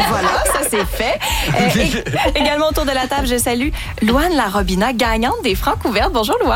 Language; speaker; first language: French; native; French